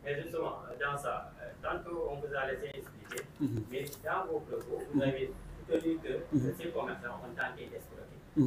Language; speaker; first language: French; non-native, local second language; Wolof